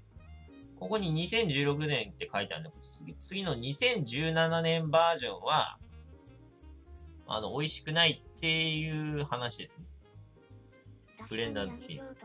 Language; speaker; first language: Japanese; native; Japanese